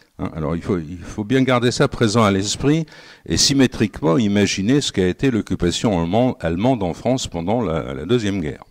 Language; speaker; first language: French; native; French